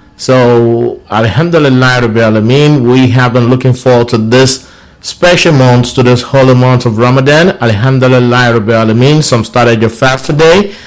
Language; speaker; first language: English; non-native, local second language; Yoruba